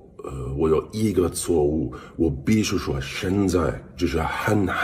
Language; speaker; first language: Chinese; non-native, learner; English